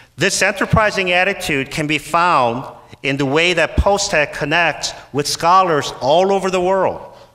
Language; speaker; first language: English; native; English